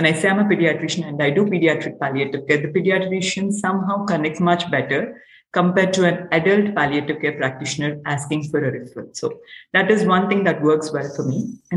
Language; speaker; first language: English; non-native, local second language; Telugu